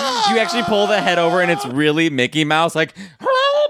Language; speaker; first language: English; native; English